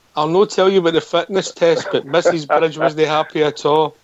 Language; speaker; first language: English; native; English